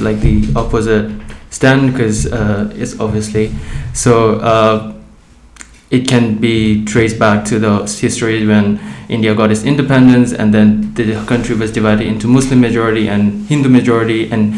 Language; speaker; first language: English; non-native, local second language; Tibetan